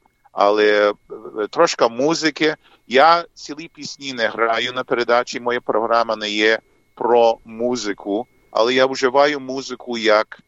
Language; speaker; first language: Ukrainian; early bilingual, heritage; English